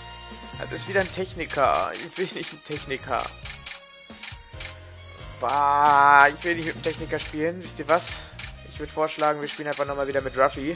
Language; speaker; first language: German; native; German